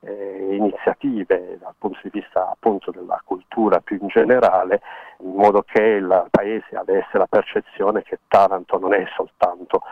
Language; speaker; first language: Italian; native; Italian